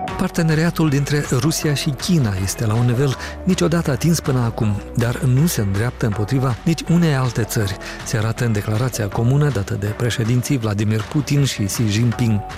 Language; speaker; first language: Romanian; native; Romanian